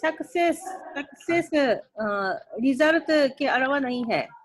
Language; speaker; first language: Hindi; non-native, fluent; Japanese